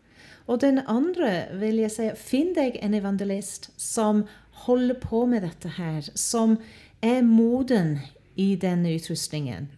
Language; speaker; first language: Norwegian; non-native, fluent; English